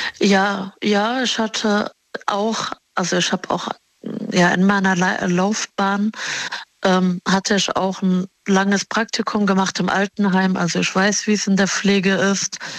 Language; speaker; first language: German; early bilingual, other home language; Arabic